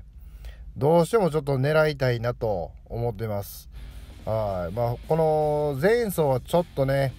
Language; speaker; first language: Japanese; native; Japanese